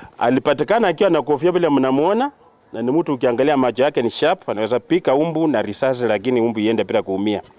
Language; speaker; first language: Swahili; non-native, local second language; Luo (Kenya and Tanzania)